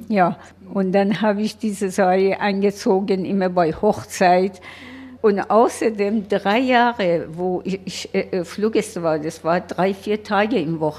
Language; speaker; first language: German; non-native, learner; Persian